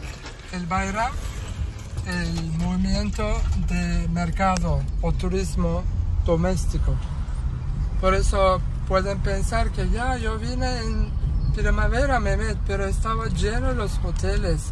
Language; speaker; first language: Spanish; non-native, fluent; Turkish